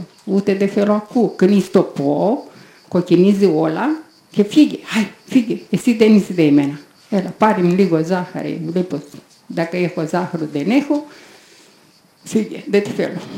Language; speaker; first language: Greek; non-native, learner; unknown